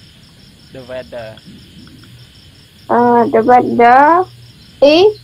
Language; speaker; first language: English; non-native, learner; Khmer